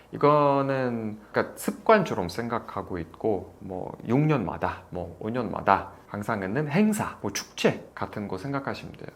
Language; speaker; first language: Korean; non-native, fluent; Russian